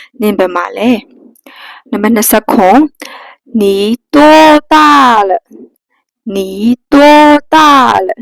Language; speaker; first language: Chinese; non-native, fluent; Burmese